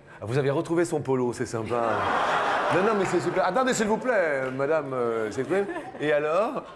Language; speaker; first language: French; native; French